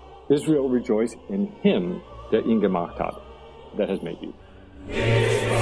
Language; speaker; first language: English; native; English